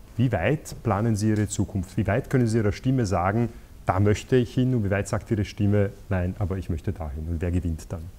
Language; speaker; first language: German; native; German